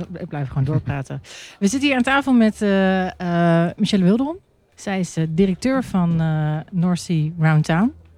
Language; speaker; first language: Dutch; early bilingual, heritage; Dutch